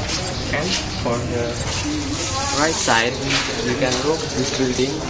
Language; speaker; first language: English; non-native, learner; Indonesian